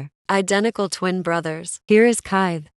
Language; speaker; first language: English; native; English